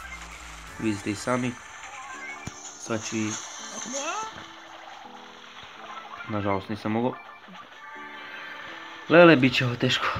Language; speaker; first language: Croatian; early bilingual, heritage; Croatian